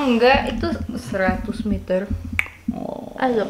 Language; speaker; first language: Indonesian; non-native, learner; English